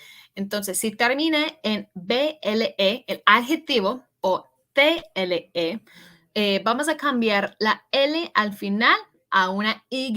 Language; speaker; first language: Spanish; early bilingual, heritage; English